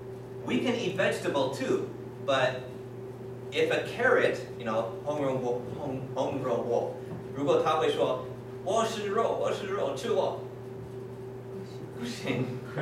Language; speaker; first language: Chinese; non-native, learner; English